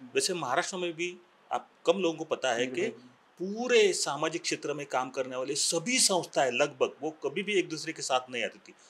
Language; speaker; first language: Hindi; non-native, local second language; Marathi